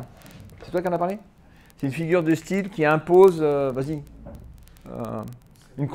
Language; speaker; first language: French; native; French